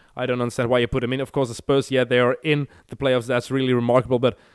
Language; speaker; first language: English; non-native, fluent; Dutch